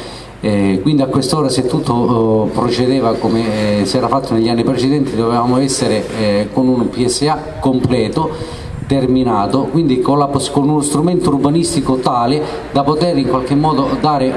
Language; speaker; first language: Italian; native; Italian